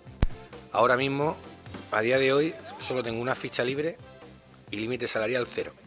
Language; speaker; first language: Spanish; native; Spanish